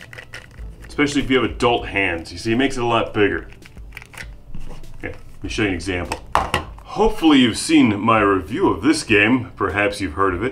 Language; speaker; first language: English; native; English